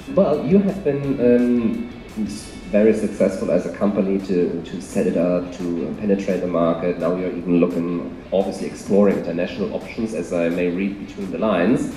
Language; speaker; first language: English; non-native, fluent; German